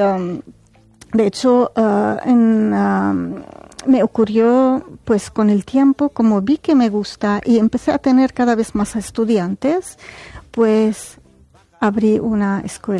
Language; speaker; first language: Spanish; non-native, fluent; Arabic